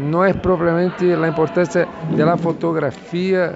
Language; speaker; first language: Spanish; non-native, fluent; Portuguese